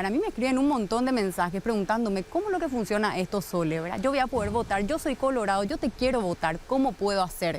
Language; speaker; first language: Spanish; native; Spanish